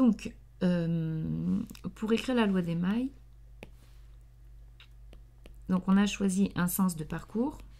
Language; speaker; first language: French; native; French